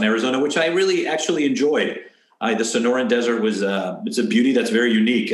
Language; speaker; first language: English; early bilingual, other home language; Spanish